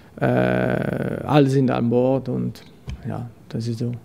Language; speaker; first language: German; non-native, fluent; French